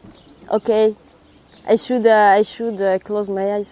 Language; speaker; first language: English; non-native, learner; Hungarian